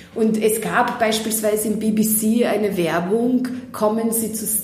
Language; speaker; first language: German; non-native, fluent; Serbian